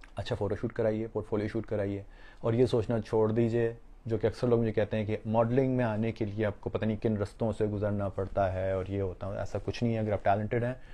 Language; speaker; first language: Urdu; native; Urdu